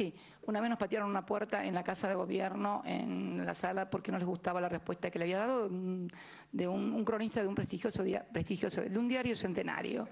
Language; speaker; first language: Spanish; native; Spanish